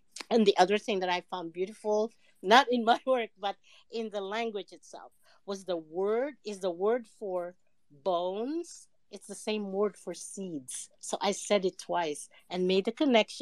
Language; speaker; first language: English; non-native, local second language; Filipino